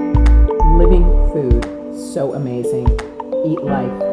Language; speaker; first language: English; native; English